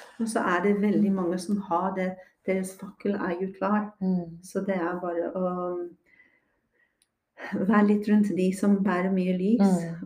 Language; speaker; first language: Norwegian; non-native, fluent; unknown